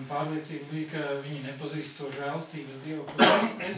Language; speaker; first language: Latvian; native; Latvian